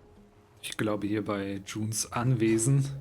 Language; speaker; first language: German; native; German